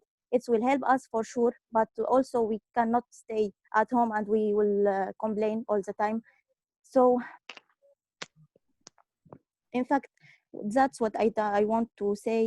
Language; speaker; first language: English; non-native, learner; Arabic